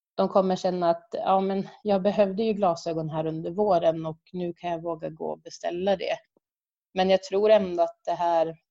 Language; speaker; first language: Swedish; native; Swedish